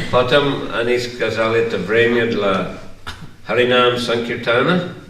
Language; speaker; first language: Russian; non-native, fluent; English